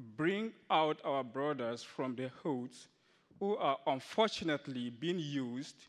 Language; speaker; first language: English; non-native, local second language; Hausa